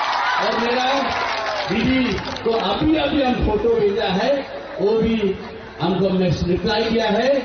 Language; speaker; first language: Hindi; non-native, local second language; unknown